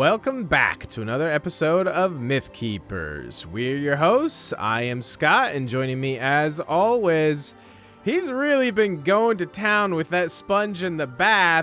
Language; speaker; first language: English; native; English